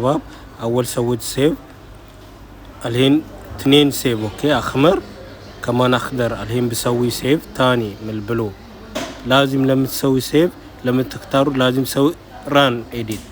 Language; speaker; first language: Arabic; non-native, learner; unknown